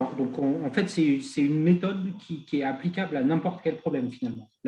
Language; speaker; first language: French; native; French